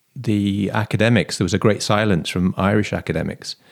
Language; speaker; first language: English; native; English